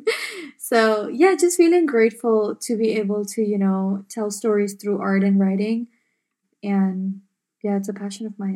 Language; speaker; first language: English; non-native, local second language; Urdu